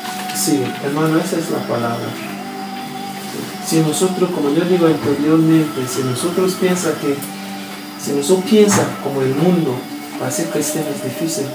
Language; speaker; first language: Spanish; non-native, learner; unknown